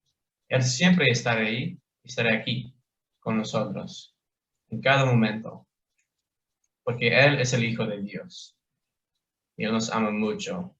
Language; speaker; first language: Spanish; non-native, fluent; English